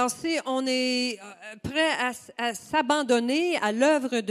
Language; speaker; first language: French; native; French